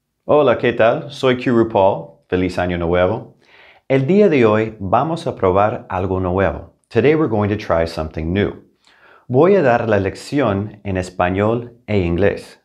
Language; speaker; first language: Spanish; non-native, fluent; English